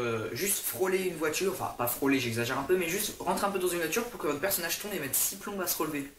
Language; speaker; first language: French; native; French